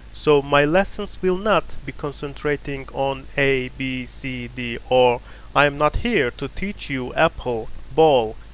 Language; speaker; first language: English; non-native, fluent; Turkish